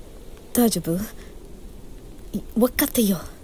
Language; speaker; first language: Japanese; non-native, learner; English